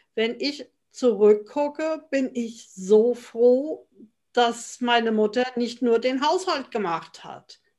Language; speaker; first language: German; native; German